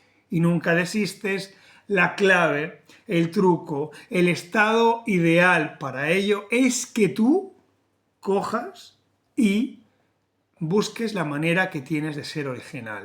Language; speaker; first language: Spanish; native; Spanish